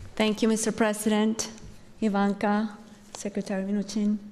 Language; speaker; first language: English; non-native, fluent; Spanish